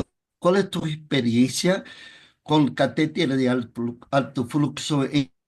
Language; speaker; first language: Spanish; non-native, learner; Portuguese